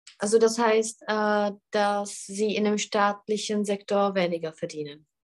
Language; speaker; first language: German; non-native, fluent; Czech